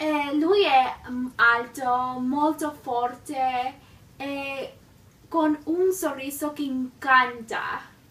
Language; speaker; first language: Italian; non-native, learner; English